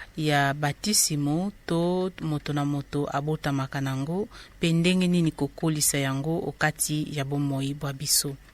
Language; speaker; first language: Lingala; native; Lingala